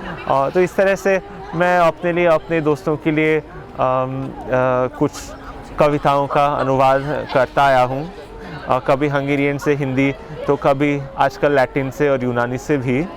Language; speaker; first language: Hindi; native; Hindi